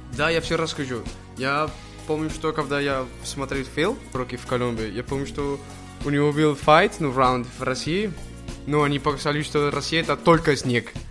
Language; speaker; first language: Russian; non-native, learner; Spanish